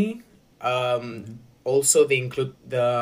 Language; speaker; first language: English; non-native, fluent; Greek